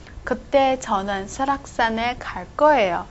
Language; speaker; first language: Korean; non-native, fluent; Chinese